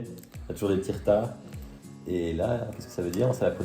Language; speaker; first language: French; native; French